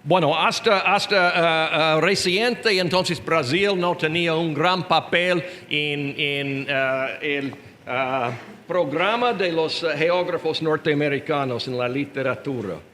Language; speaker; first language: Spanish; non-native, learner; English